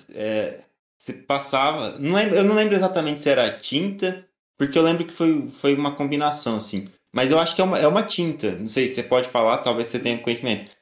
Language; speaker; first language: Portuguese; native; Portuguese